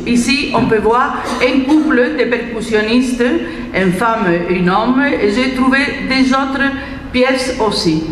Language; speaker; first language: French; non-native, fluent; Spanish